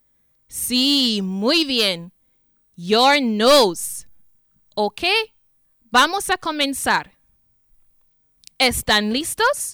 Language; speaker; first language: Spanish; non-native, fluent; English